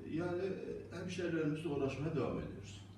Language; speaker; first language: Turkish; native; Turkish